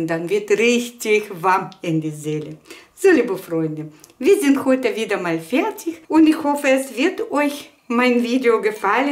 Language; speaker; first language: German; non-native, fluent; Russian